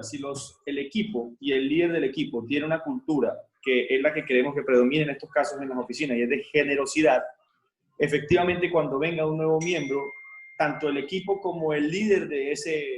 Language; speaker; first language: Spanish; native; Spanish